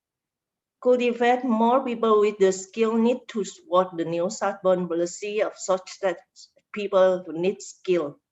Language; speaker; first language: English; non-native, learner; Indonesian